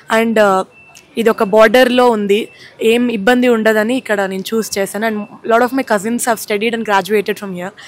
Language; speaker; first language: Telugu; native; Telugu